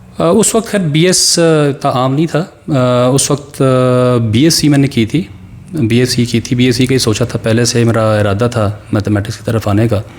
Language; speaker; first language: Urdu; non-native, local second language; Pashto